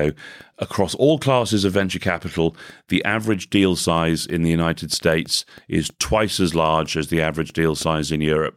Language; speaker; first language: English; native; English